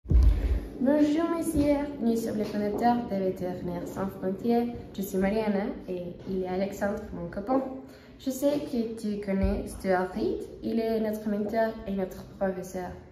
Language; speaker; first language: French; non-native, learner; Spanish